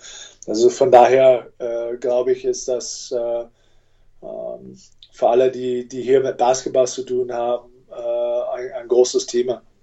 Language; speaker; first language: German; non-native, fluent; English